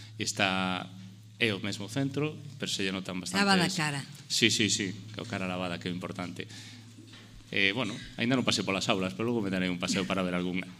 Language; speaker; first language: Galician; non-native, local second language; Spanish